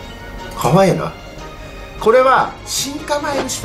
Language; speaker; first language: Japanese; native; Japanese